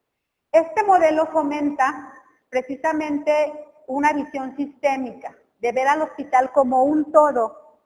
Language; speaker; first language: Spanish; native; Spanish